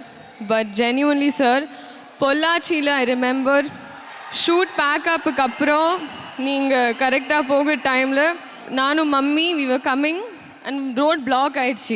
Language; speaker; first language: Tamil; non-native, learner; Telugu